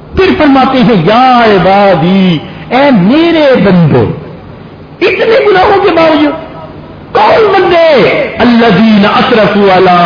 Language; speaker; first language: Urdu; non-native, local second language; Punjabi